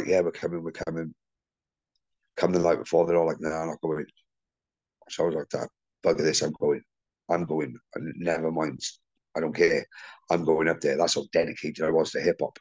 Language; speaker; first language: English; native; English